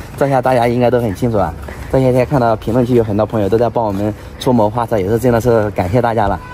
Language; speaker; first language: Chinese; native; Chinese